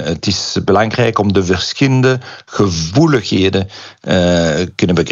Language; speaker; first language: Dutch; non-native, local second language; French